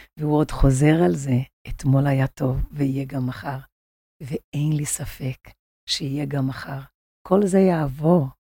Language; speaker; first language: Hebrew; non-native, fluent; Portuguese